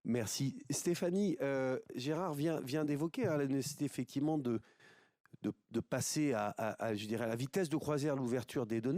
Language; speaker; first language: French; native; French